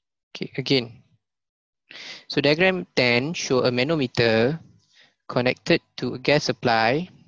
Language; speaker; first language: English; non-native, local second language; Malay